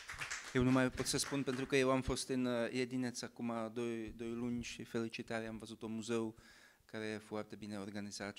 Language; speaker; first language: Romanian; non-native, fluent; Czech